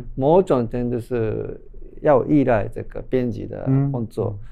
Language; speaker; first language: Chinese; non-native, fluent; Japanese